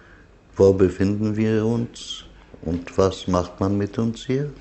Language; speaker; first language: German; non-native, fluent; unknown